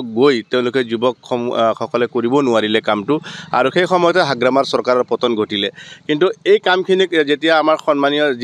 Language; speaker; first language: Assamese; non-native, local second language; Hindi